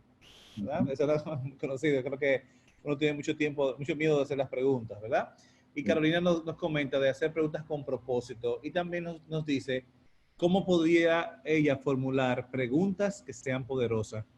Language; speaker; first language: Spanish; native; Spanish